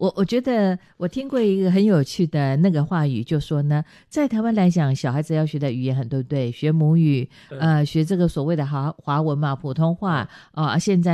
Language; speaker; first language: Chinese; non-native, local second language; Min Nan Chinese